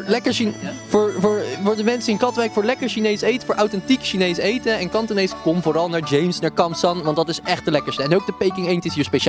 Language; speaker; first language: Dutch; native; Dutch